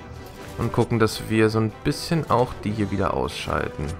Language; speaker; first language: German; native; German